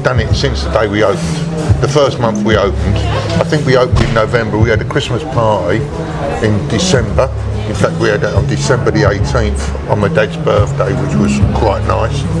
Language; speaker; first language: English; native; English